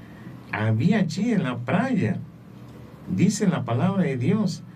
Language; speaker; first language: Spanish; non-native, learner; Portuguese